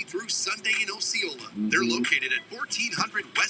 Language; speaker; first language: English; native; English